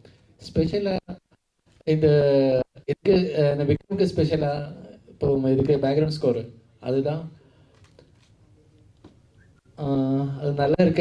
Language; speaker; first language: Tamil; non-native, learner; Malayalam